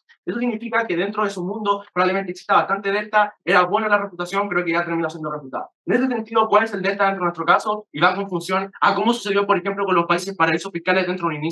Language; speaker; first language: Spanish; native; Spanish